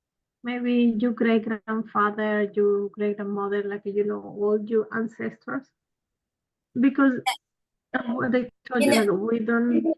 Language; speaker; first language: English; non-native, fluent; Spanish